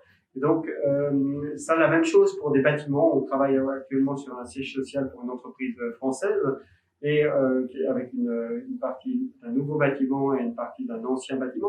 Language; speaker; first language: French; native; French